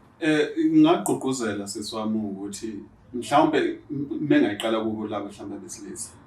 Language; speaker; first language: Zulu; native; Zulu